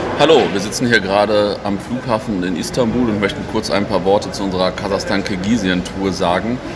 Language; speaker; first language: German; native; German